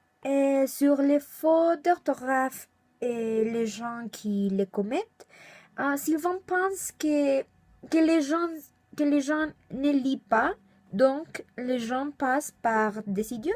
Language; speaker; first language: French; non-native, learner; Spanish